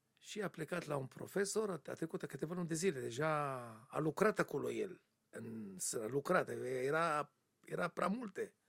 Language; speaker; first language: Romanian; non-native, learner; Hebrew